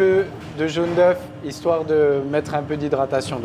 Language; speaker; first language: French; native; French